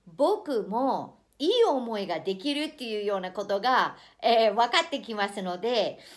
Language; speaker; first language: Japanese; non-native, fluent; English